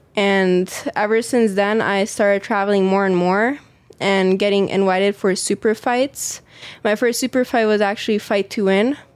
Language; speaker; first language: English; native; English